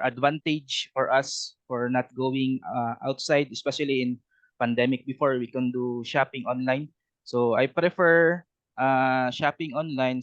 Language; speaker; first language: English; non-native, learner; Cebuano